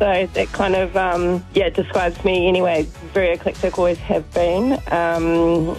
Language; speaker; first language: English; native; English